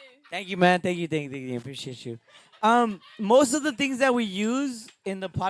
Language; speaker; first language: English; early bilingual, other home language; Spanish